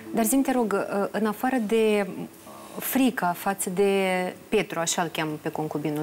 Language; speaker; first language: Romanian; native; Romanian